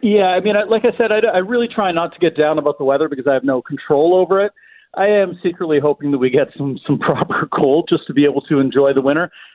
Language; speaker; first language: English; native; English